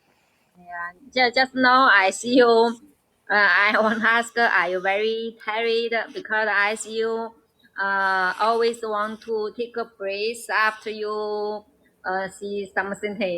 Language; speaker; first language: English; non-native, learner; Chinese